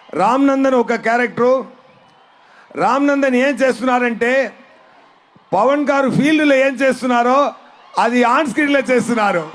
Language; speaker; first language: Telugu; non-native, learner; Tamil